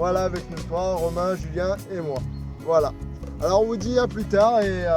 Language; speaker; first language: French; native; French